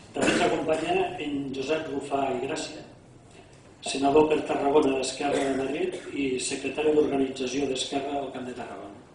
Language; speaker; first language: Catalan; native; Catalan